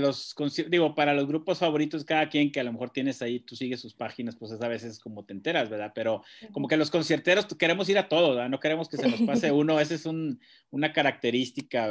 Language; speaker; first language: Spanish; native; Spanish